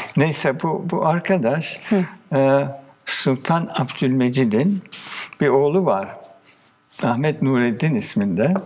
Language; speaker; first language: Turkish; early bilingual, heritage; Turkish